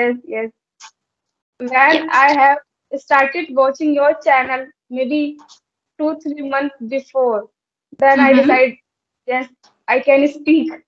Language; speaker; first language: English; non-native, learner; Hindi